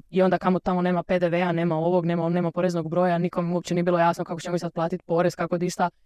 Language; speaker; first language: Bosnian; early bilingual, heritage; Croatian